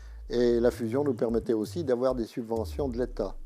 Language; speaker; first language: French; native; French